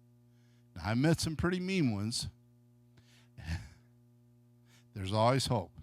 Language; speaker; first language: English; native; English